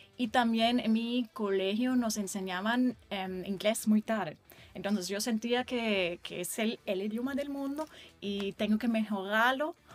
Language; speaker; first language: Spanish; non-native, fluent; German